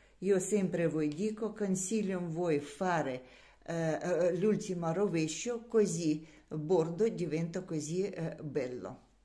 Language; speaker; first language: Italian; non-native, learner; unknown